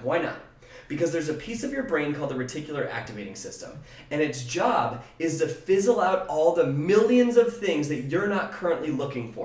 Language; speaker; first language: English; native; English